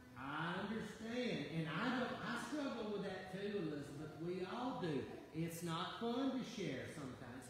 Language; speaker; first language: English; native; English